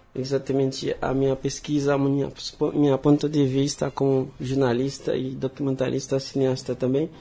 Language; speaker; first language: Portuguese; non-native, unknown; Haitian Creole